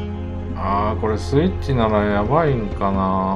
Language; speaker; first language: Japanese; native; Japanese